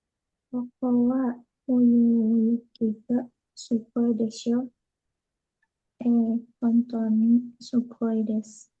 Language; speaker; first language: Japanese; non-native, learner; Indonesian